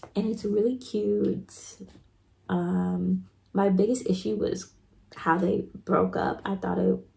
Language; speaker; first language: English; native; English